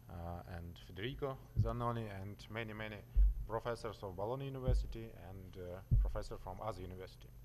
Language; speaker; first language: English; non-native, learner; Russian